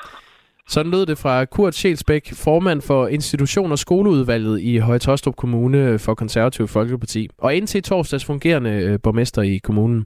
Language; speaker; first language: Danish; native; Danish